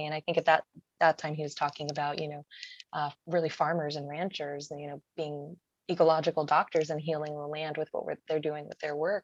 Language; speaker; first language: English; native; English